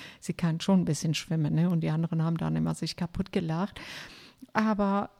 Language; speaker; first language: German; non-native, fluent; Turkish